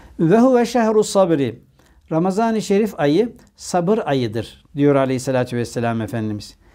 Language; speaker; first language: Turkish; native; Turkish